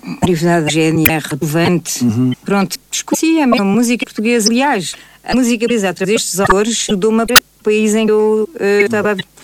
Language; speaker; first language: Portuguese; early bilingual, heritage; Portuguese